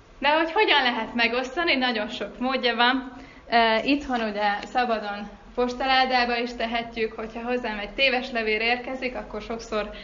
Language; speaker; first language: Hungarian; native; Hungarian